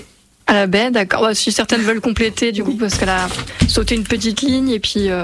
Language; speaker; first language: French; native; French